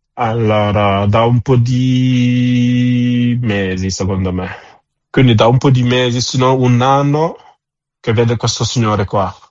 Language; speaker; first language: Italian; non-native, fluent; Wolof